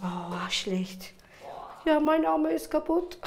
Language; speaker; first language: German; non-native, learner; Turkish